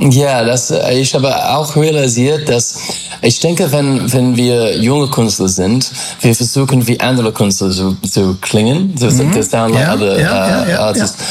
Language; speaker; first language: German; non-native, learner; English